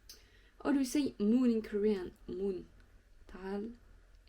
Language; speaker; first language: English; non-native, learner; French